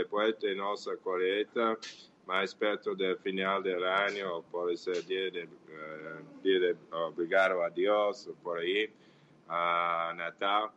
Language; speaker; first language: Portuguese; non-native, fluent; English